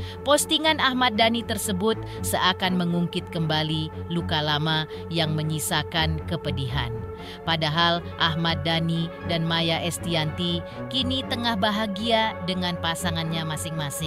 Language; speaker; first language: Indonesian; native; Indonesian